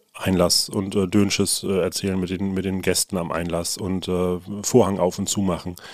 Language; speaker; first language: German; native; German